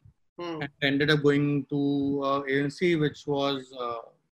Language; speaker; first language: English; non-native, local second language; Telugu